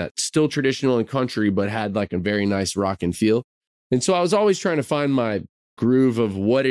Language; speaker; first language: English; native; English